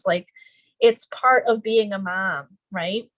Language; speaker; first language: English; native; English